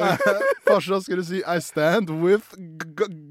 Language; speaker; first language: Norwegian; native; Norwegian